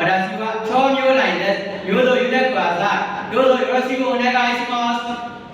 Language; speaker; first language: Japanese; non-native, learner; Burmese